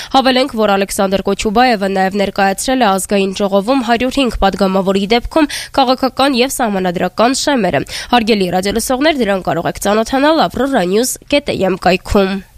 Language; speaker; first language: Armenian; native; Armenian